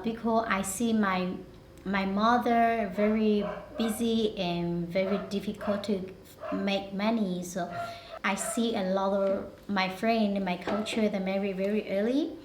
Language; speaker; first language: English; non-native, learner; Hmong